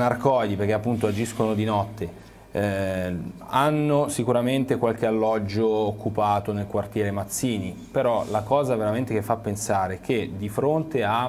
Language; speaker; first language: Italian; native; Italian